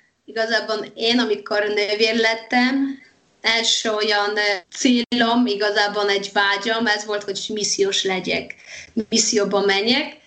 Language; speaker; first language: Hungarian; non-native, fluent; Polish